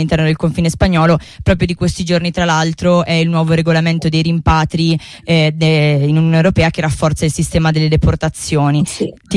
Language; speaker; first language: Italian; native; Italian